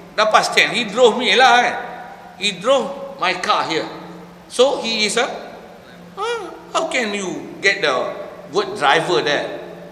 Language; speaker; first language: English; non-native, local second language; Malay